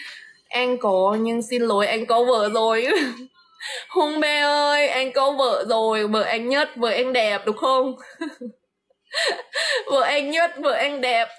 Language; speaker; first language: Vietnamese; non-native, fluent; Lao